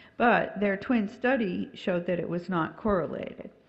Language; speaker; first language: English; native; English